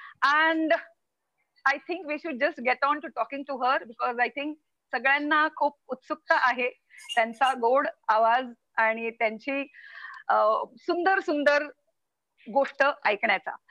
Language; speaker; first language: English; non-native, local second language; Marathi